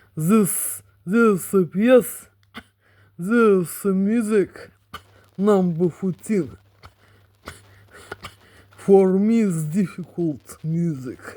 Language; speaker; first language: English; non-native, learner; Russian